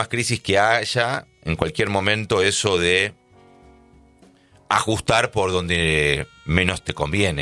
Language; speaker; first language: Spanish; native; Spanish